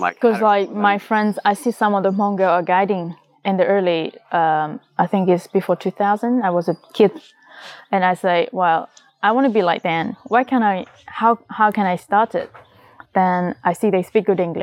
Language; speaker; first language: English; non-native, learner; Vietnamese